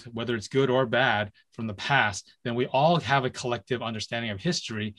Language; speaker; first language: English; native; English